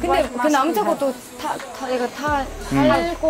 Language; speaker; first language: Korean; non-native, learner; Greek